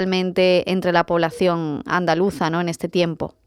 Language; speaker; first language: Spanish; native; Spanish